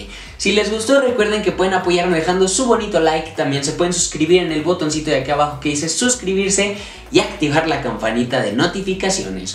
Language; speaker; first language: Spanish; native; Spanish